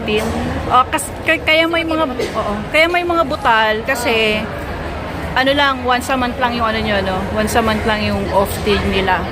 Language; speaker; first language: Filipino; native; Filipino